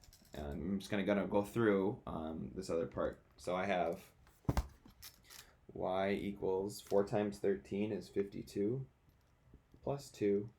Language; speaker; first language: English; native; English